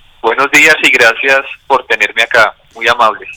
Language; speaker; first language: Spanish; native; Spanish